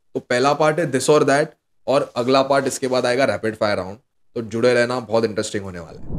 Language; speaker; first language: Hindi; non-native, local second language; Marathi